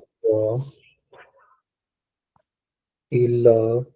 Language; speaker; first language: French; non-native, learner; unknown